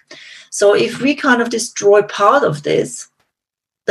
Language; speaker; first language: English; non-native, fluent; German